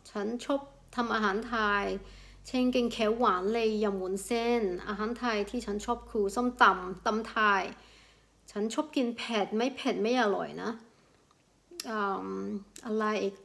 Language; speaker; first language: Thai; early bilingual, heritage; Thai